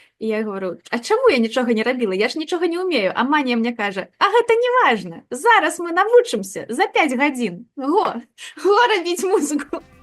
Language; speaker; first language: Belarusian; non-native, local second language; Russian